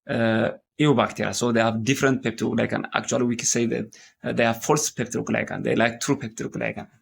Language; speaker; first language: English; non-native, local second language; Amharic